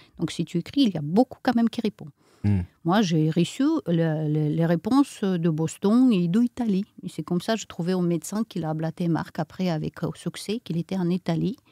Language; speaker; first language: French; non-native, fluent; Romanian